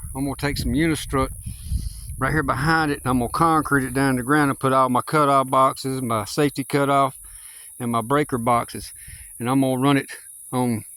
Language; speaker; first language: English; native; English